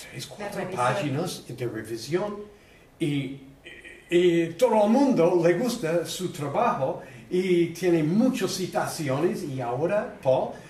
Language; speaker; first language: Spanish; non-native, learner; English